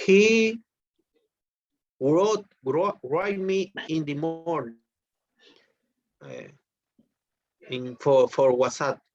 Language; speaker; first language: English; non-native, learner; Spanish